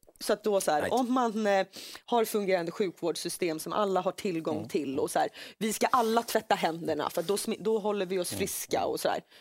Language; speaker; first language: Swedish; native; Swedish